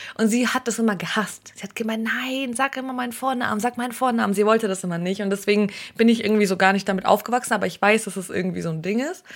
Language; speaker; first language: German; early bilingual, other home language; Russian